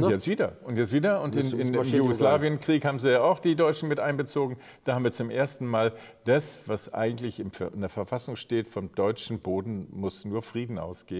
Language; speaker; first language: German; native; German